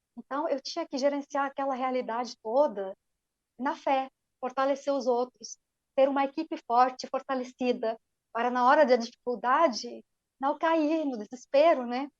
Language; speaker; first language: Portuguese; non-native, fluent; Arabic